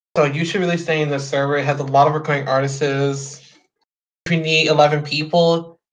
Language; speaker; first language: English; native; English